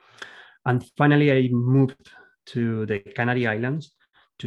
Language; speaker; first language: English; non-native, fluent; Spanish